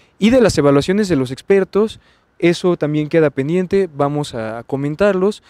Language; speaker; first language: Spanish; native; Spanish